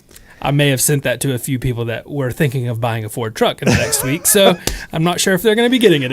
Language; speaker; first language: English; native; English